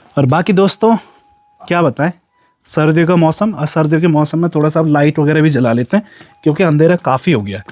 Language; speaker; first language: Hindi; native; Hindi